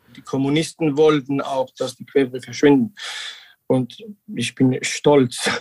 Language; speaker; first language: German; non-native, fluent; Georgian